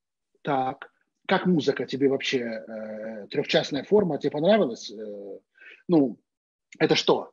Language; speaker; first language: Russian; native; Russian